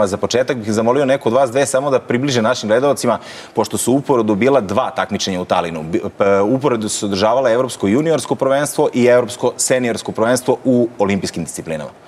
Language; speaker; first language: Croatian; native; Croatian